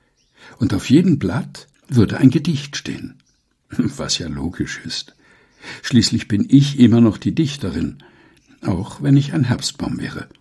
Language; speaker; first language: German; native; German